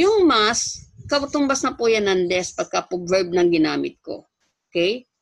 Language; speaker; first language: Filipino; native; Filipino